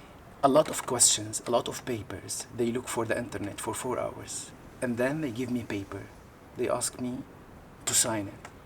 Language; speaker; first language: English; non-native, learner; Arabic